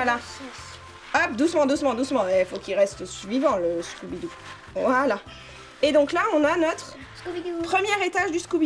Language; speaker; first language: French; native; French